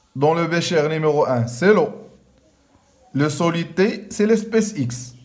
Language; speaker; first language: French; non-native, local second language; Arabic